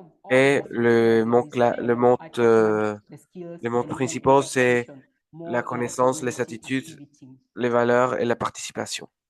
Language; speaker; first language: French; non-native, learner; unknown